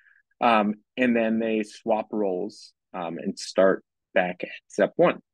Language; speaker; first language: English; native; English